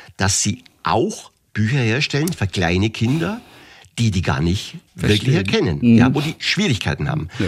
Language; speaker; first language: German; native; German